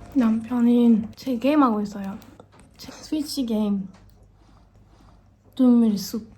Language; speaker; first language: Korean; non-native, learner; French